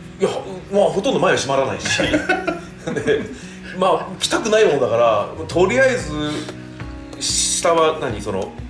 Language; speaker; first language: Japanese; early bilingual, heritage; Japanese